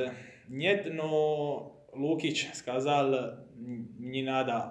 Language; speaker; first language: Russian; non-native, learner; Croatian